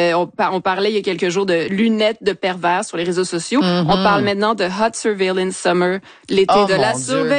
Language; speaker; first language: French; native; French